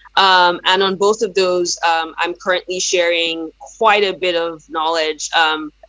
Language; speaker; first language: English; non-native, local second language; Yoruba